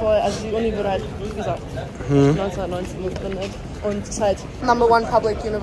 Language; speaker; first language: German; native; German